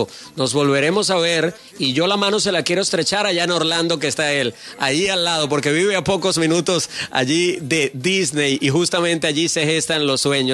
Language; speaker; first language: Spanish; native; Spanish